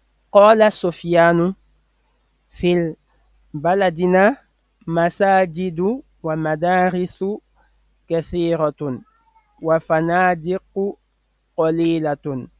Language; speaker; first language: Arabic; non-native, fluent; French